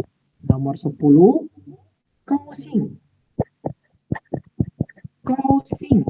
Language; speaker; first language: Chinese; non-native, learner; Indonesian